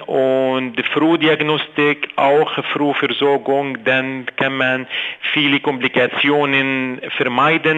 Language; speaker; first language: German; non-native, fluent; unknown